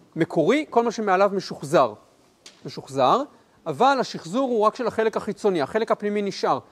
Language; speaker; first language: Hebrew; native; Hebrew